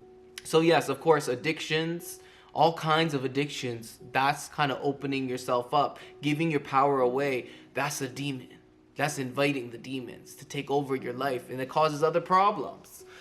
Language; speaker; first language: English; native; English